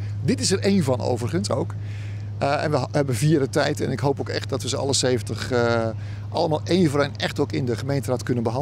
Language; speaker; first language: Dutch; native; Dutch